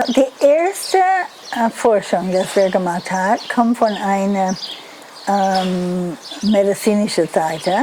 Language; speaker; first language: German; non-native, learner; English